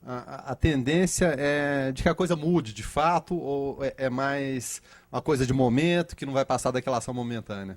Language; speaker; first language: Portuguese; native; Portuguese